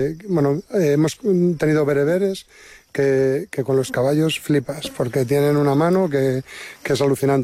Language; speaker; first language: Spanish; native; Spanish